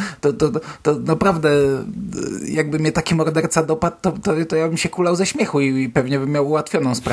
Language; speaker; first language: Polish; native; Polish